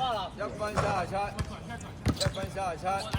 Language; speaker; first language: Chinese; native; Chinese